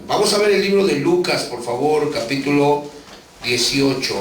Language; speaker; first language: Spanish; native; Spanish